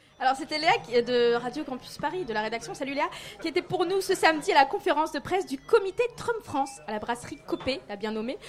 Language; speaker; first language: French; native; French